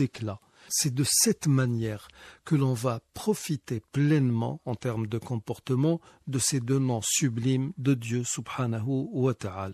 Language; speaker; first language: French; non-native, local second language; Arabic